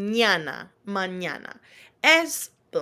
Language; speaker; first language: Spanish; non-native, fluent; English